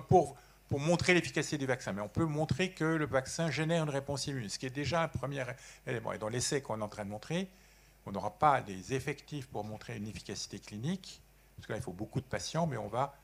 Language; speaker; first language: French; native; French